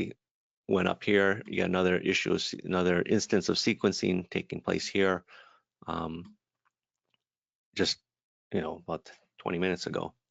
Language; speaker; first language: English; native; English